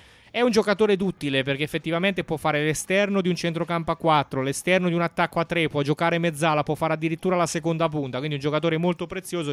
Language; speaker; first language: Italian; native; Italian